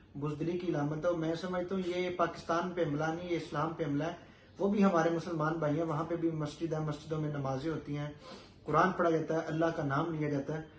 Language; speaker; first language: Urdu; native; Urdu